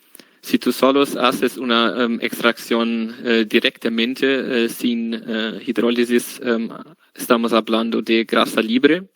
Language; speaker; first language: Spanish; non-native, learner; German